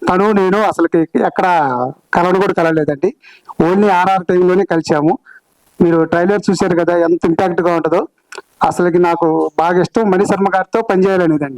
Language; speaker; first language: Telugu; native; Telugu